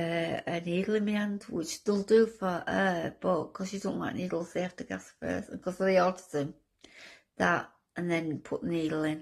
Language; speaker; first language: English; native; English